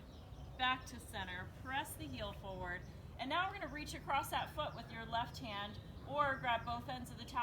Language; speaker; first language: English; native; English